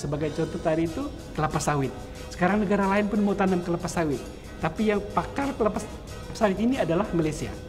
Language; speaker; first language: Malay; non-native, local second language; Central Dusun